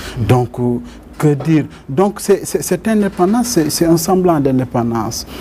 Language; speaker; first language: French; non-native, local second language; Wolof